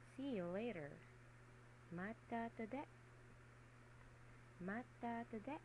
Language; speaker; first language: Japanese; non-native, learner; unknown